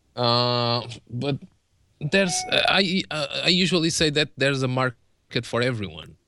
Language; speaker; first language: English; non-native, fluent; Portuguese